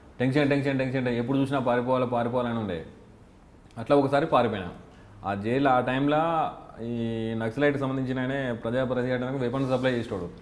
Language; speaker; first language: Telugu; native; Telugu